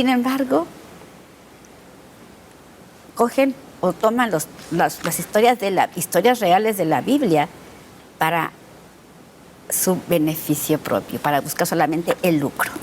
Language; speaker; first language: Spanish; native; Spanish